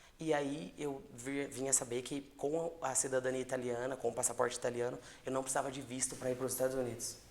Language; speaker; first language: Portuguese; native; Portuguese